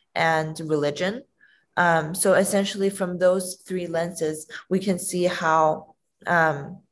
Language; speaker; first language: English; non-native, fluent; Chinese